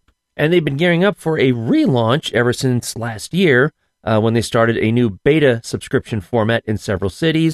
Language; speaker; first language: English; native; English